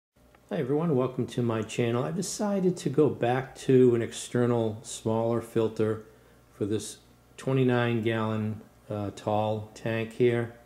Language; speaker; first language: English; native; English